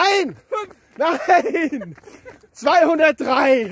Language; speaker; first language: German; native; German